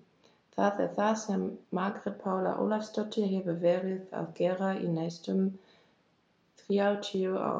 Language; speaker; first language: Icelandic; non-native, learner; German